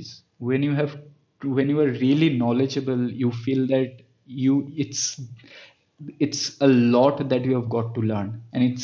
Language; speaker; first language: English; non-native, local second language; Bangla